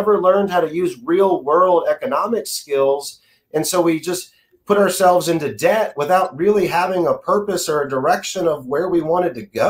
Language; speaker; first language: English; native; English